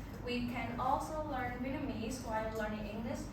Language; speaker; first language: English; non-native, learner; Vietnamese